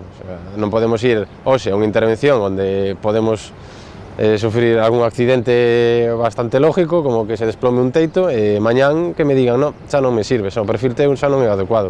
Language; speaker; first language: Spanish; non-native, local second language; Galician